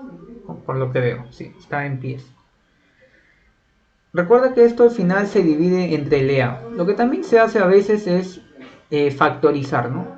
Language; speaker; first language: Spanish; native; Spanish